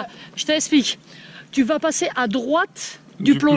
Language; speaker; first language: French; native; French